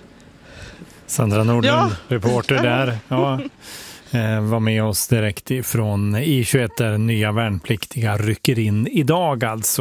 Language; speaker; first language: Swedish; native; Swedish